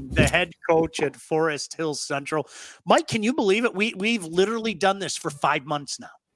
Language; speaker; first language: English; native; English